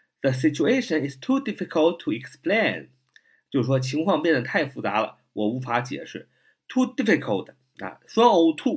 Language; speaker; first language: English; non-native, fluent; Chinese